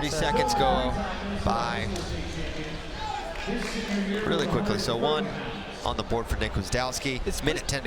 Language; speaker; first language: English; native; English